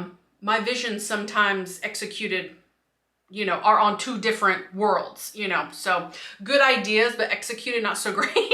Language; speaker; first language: English; native; English